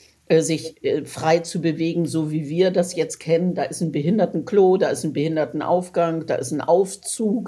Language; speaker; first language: German; native; German